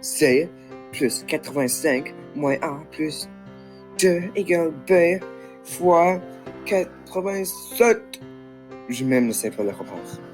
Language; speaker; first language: French; non-native, local second language; English